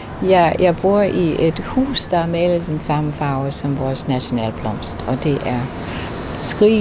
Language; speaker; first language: Danish; non-native, fluent; English